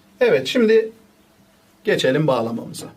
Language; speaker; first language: Turkish; native; Turkish